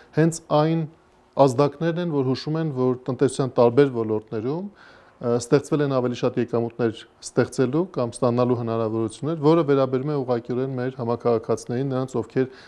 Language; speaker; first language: Armenian; native; Armenian